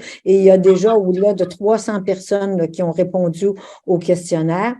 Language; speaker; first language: French; native; French